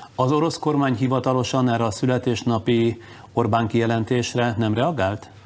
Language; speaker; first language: Hungarian; native; Hungarian